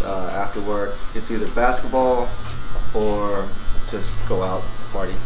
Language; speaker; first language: English; early bilingual, other home language; Thai